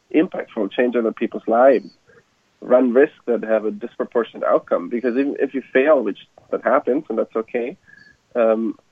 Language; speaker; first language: English; non-native, fluent; German